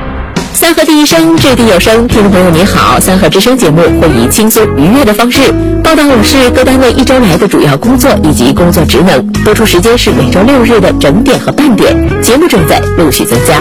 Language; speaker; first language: Chinese; native; Chinese